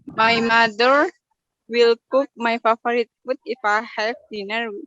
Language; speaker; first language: English; non-native, learner; Indonesian